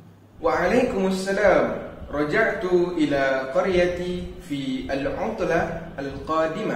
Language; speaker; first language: Arabic; non-native, learner; Malay